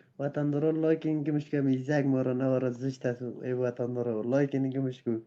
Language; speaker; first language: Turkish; non-native, learner; Persian